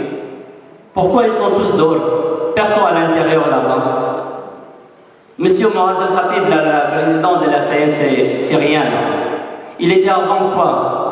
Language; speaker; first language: French; non-native, fluent; Arabic